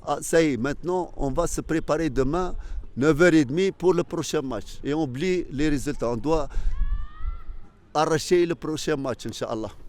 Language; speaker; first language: French; non-native, fluent; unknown